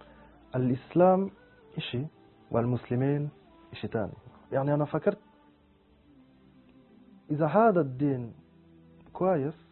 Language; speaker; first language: Arabic; non-native, fluent; French